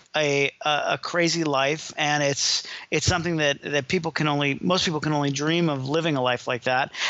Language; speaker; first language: English; native; English